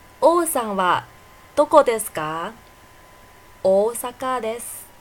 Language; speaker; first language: Japanese; non-native, fluent; Chinese